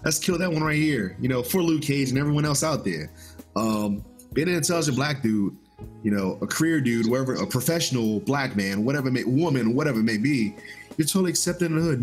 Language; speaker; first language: English; native; English